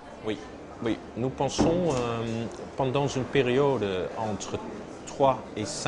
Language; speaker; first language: French; non-native, fluent; Dutch